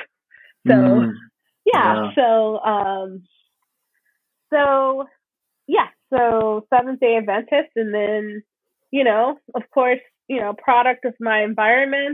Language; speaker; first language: English; native; English